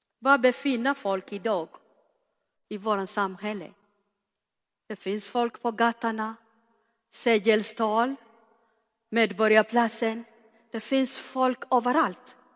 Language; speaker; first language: Swedish; non-native, fluent; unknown